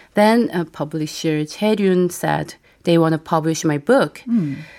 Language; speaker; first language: English; non-native, fluent; Korean